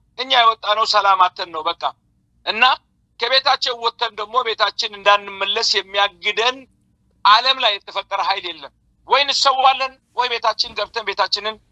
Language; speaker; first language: Amharic; non-native, local second language; Afar